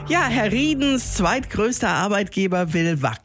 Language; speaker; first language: German; native; German